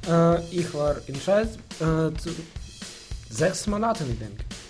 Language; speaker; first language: German; non-native, learner; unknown